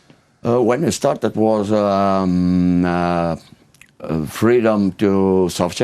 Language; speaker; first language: English; non-native, learner; Estonian